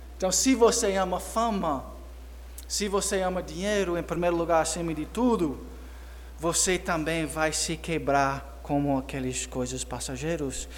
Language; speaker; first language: Portuguese; non-native, fluent; English